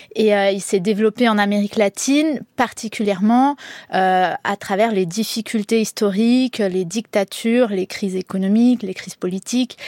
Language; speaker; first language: French; early bilingual, heritage; Spanish